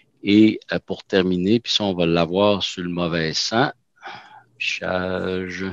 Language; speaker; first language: French; native; French